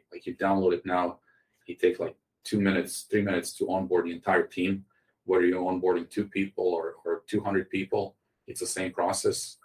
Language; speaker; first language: English; non-native, fluent; Croatian